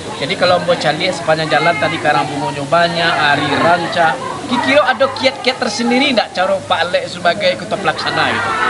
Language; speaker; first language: Indonesian; non-native, local second language; Minangkabau